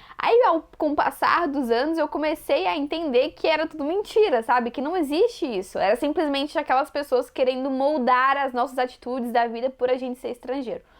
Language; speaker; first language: Portuguese; native; Portuguese